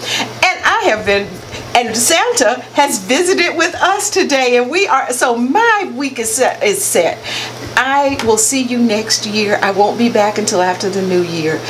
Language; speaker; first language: English; native; English